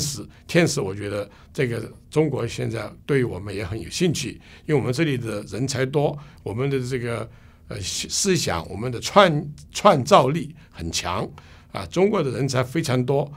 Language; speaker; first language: Chinese; non-native, local second language; Cantonese